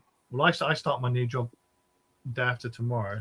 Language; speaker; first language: English; native; English